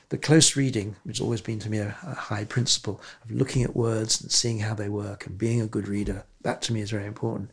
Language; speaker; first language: English; native; English